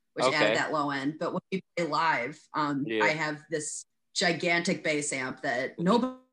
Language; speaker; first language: English; native; English